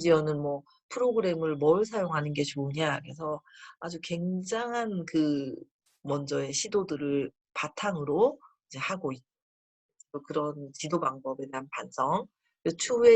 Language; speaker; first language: Korean; native; Korean